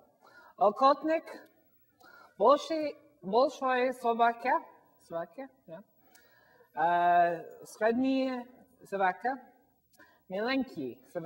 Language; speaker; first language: Russian; non-native, learner; English